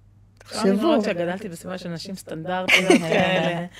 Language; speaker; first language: Hebrew; native; Hebrew